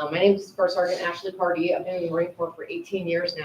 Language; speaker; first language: English; native; English